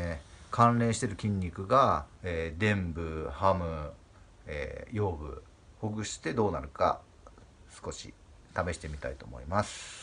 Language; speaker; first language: Japanese; native; Japanese